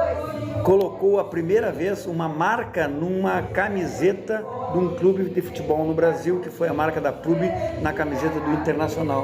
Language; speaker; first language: Portuguese; native; Portuguese